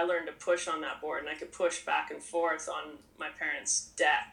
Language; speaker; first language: English; native; English